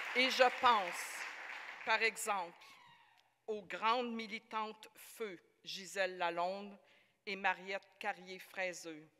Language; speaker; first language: French; native; French